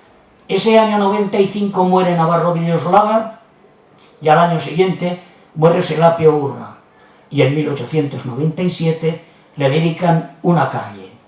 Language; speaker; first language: Spanish; native; Spanish